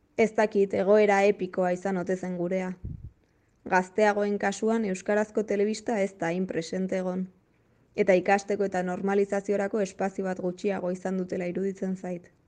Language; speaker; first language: Basque; non-native, local second language; Spanish